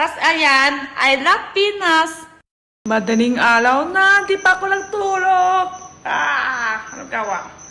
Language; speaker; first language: Filipino; non-native, learner; Chinese